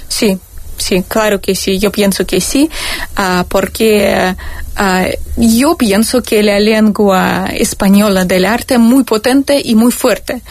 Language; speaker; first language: Spanish; non-native, fluent; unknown